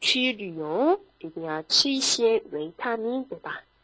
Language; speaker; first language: Chinese; non-native, fluent; Korean